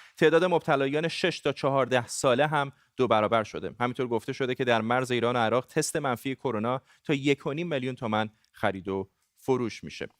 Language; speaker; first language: Persian; non-native, local second language; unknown